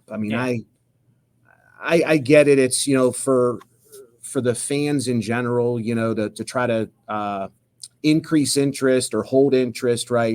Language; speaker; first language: English; native; English